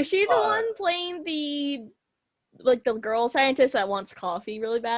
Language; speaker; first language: English; native; English